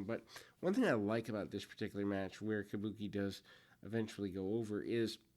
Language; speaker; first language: English; native; English